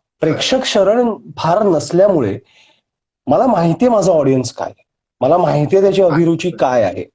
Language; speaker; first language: Marathi; native; Marathi